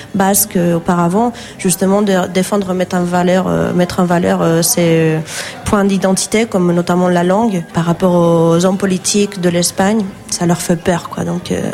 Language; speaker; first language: French; non-native, fluent; Asturian